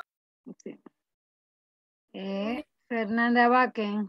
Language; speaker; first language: Spanish; native; Spanish